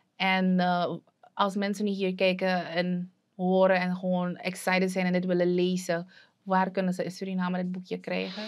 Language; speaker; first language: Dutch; native; Dutch